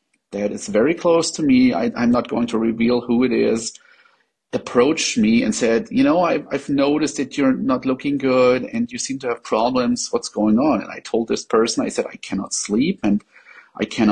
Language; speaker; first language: English; non-native, fluent; German